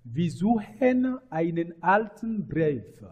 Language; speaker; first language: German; non-native, learner; French